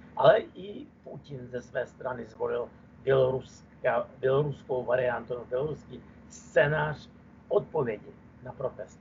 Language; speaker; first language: Czech; non-native, fluent; Russian